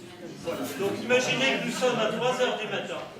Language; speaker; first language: French; non-native, fluent; German